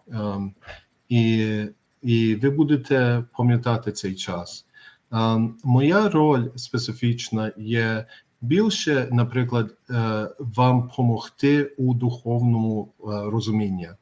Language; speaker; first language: Ukrainian; early bilingual, heritage; Ukrainian